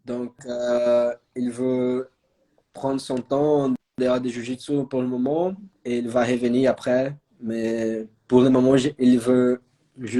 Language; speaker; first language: French; non-native, learner; Portuguese